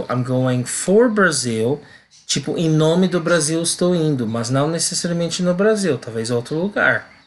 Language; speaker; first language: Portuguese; non-native, learner; English